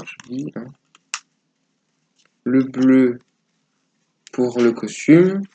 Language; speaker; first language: French; native; French